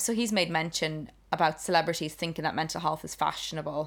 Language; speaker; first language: English; native; English